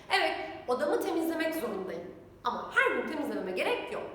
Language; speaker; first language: English; non-native, fluent; Turkish